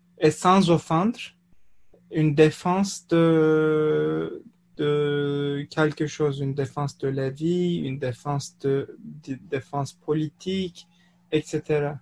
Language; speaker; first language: French; non-native, fluent; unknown